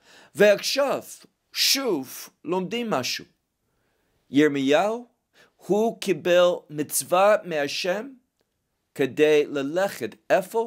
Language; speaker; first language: Hebrew; non-native, fluent; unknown